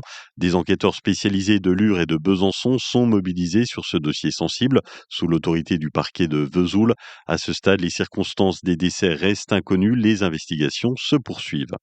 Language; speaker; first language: French; native; French